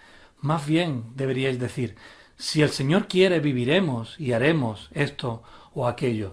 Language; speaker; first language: Spanish; native; Spanish